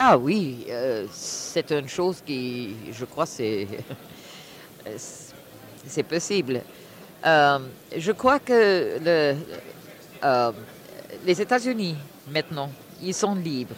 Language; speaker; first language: French; non-native, fluent; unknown